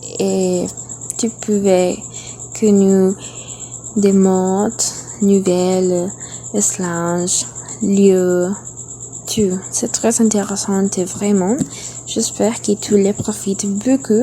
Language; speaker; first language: French; non-native, learner; Spanish